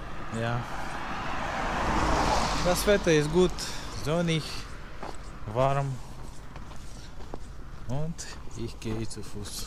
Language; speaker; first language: German; non-native, learner; Russian